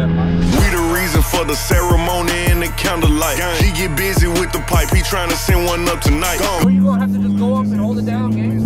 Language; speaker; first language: English; native; English